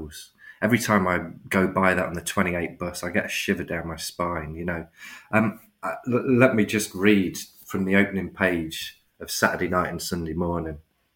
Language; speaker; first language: English; native; English